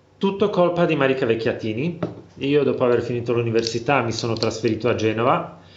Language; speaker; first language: Italian; non-native, fluent; Slovak